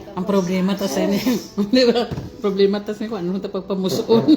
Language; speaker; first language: Filipino; non-native, local second language; Hiligaynon